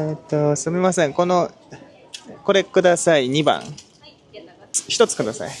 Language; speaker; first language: Japanese; non-native, learner; Mongolian